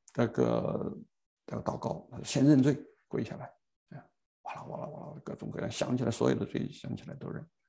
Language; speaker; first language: Chinese; native; Chinese